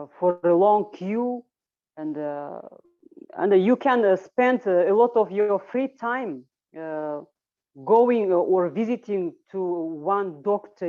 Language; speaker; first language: English; non-native, learner; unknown